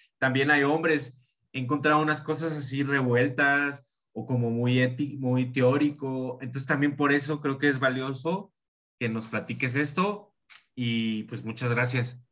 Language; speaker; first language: Spanish; native; Spanish